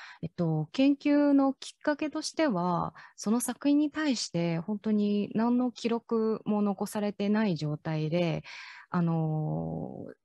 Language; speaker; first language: Japanese; non-native, fluent; Chinese